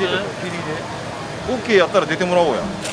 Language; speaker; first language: Japanese; native; Japanese